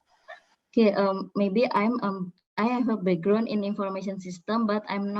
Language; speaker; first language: English; non-native, learner; Indonesian